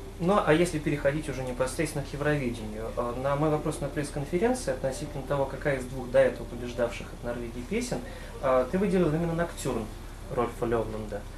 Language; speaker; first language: Russian; native; Russian